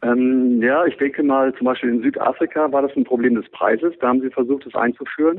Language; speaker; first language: German; native; German